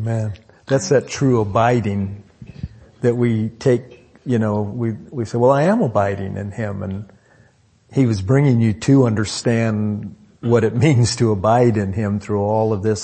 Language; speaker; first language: English; native; English